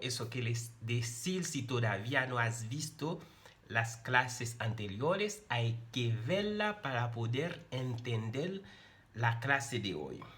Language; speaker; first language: Spanish; non-native, fluent; Haitian Creole